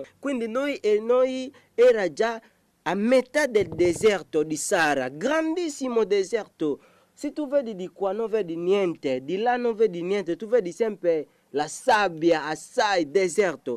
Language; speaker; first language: Italian; non-native, learner; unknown